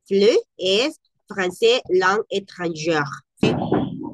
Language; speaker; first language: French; non-native, learner; Spanish